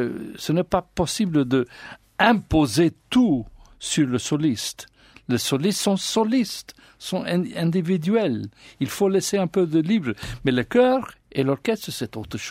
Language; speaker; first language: French; non-native, learner; English